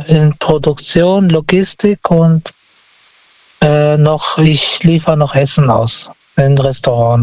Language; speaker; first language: German; non-native, fluent; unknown